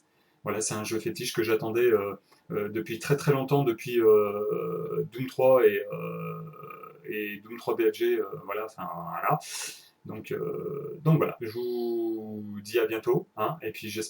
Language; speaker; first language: French; native; French